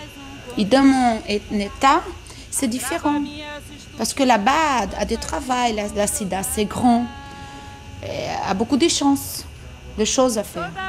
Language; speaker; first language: French; non-native, learner; Portuguese